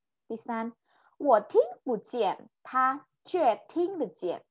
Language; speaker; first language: Chinese; non-native, fluent; Indonesian